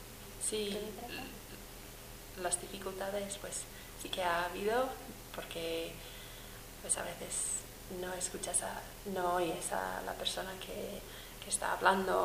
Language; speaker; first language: Spanish; non-native, fluent; English